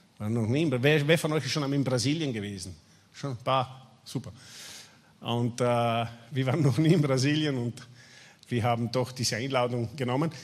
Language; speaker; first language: German; non-native, fluent; Italian